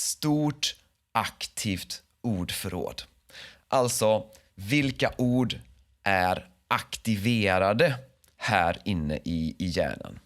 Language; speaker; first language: Swedish; native; Swedish